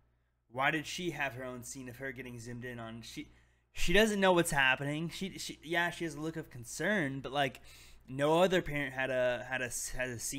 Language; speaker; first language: English; native; English